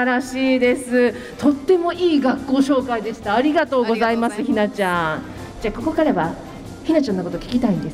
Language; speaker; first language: Japanese; native; Japanese